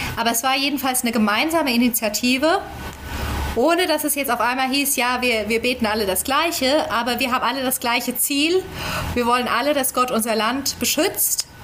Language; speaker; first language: German; native; German